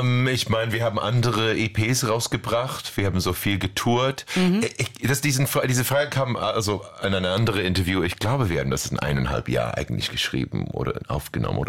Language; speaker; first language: German; non-native, learner; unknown